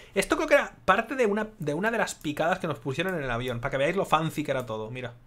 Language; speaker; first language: Spanish; native; Spanish